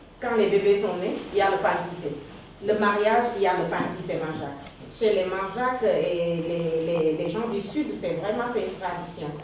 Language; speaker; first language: French; non-native, local second language; Wolof